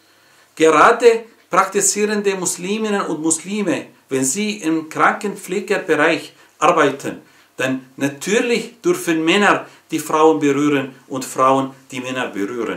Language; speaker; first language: German; non-native, fluent; Arabic